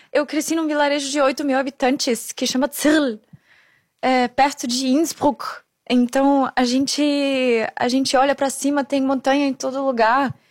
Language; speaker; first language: Portuguese; non-native, fluent; German